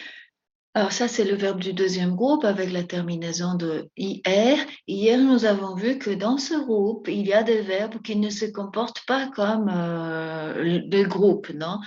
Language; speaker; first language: French; non-native, fluent; Spanish